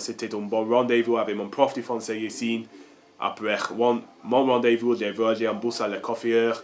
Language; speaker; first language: French; non-native, learner; English